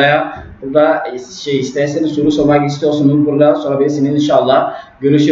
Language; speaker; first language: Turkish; non-native, learner; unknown